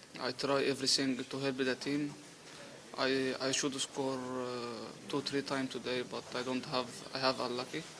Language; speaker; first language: English; non-native, learner; Arabic